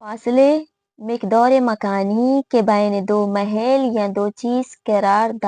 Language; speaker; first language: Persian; non-native, fluent; Urdu